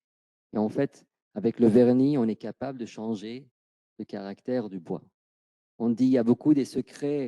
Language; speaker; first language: French; non-native, fluent; Arabic